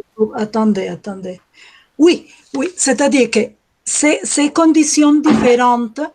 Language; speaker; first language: French; non-native, fluent; Spanish